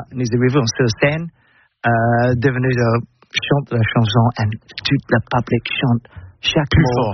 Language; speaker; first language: French; non-native, learner; English